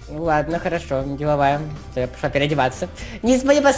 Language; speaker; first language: Russian; native; Russian